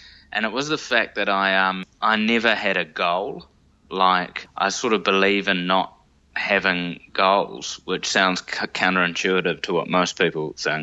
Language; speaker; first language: English; native; English